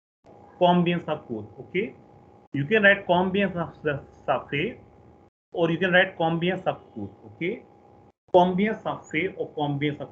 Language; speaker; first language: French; non-native, fluent; Hindi